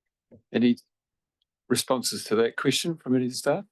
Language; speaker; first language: English; native; English